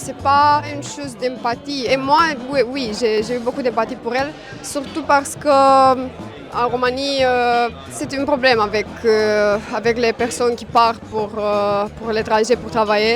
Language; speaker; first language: French; non-native, fluent; Romanian